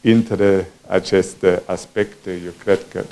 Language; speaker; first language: Romanian; non-native, fluent; German